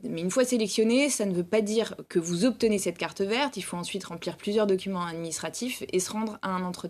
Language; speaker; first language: French; native; French